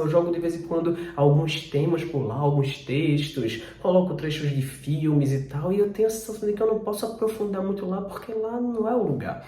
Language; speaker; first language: Portuguese; native; Portuguese